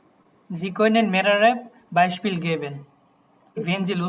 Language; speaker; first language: German; non-native, fluent; Bangla